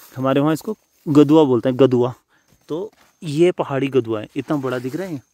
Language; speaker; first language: Hindi; native; Hindi